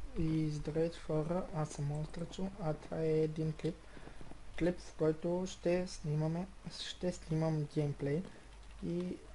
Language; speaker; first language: Bulgarian; native; Bulgarian